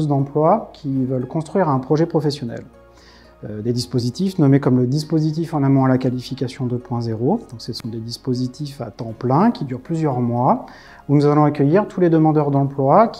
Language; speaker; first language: French; native; French